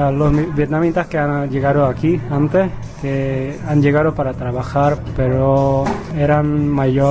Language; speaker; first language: Spanish; non-native, fluent; Vietnamese